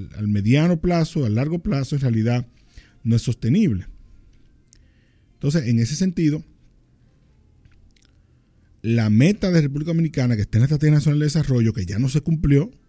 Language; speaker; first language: Spanish; native; Spanish